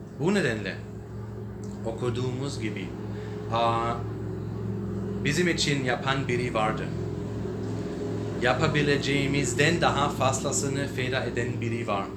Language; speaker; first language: Turkish; non-native, learner; English